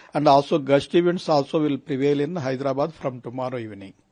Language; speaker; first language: English; non-native, local second language; Telugu